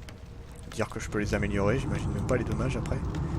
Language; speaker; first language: French; native; French